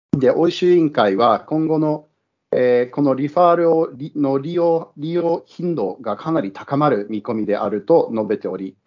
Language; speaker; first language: Japanese; non-native, fluent; English